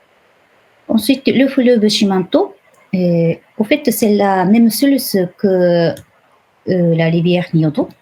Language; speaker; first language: French; non-native, fluent; Japanese